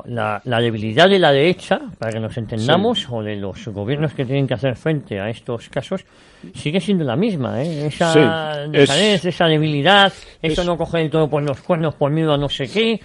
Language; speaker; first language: Spanish; native; Spanish